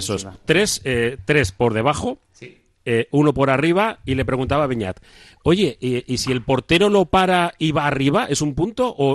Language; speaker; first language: Spanish; native; Spanish